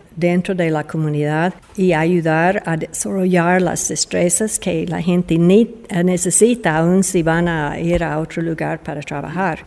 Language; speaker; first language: Spanish; non-native, fluent; English